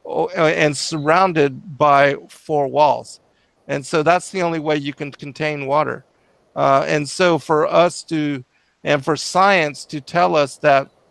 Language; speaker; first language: English; native; English